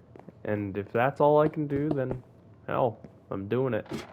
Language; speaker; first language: English; native; English